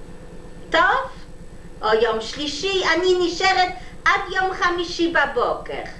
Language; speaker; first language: Hebrew; non-native, learner; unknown